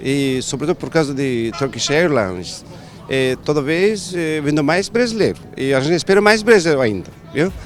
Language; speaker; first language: Portuguese; non-native, learner; Turkish